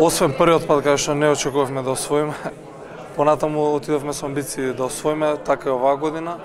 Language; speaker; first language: Macedonian; native; Macedonian